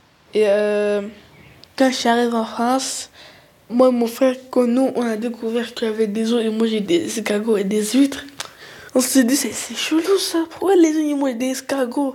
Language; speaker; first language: French; early bilingual, other home language; Arabic